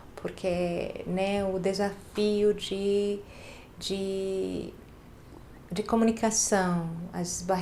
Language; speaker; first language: Portuguese; non-native, fluent; Hungarian